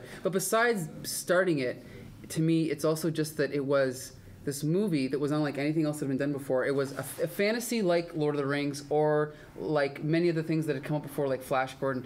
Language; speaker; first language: English; native; English